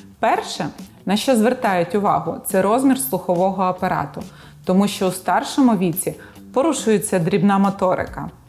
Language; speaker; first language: Ukrainian; native; Ukrainian